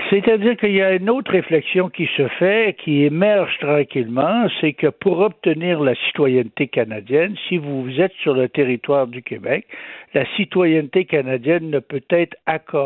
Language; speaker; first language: French; native; French